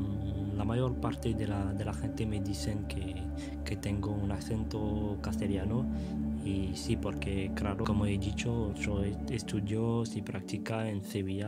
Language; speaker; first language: Spanish; non-native, fluent; French